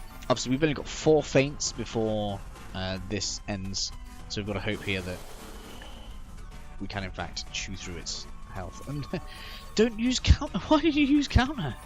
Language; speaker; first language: English; native; English